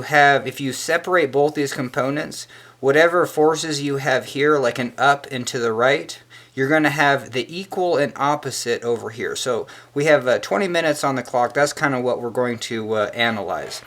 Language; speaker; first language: English; native; English